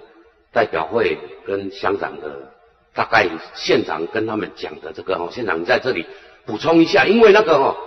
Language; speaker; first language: Chinese; native; Chinese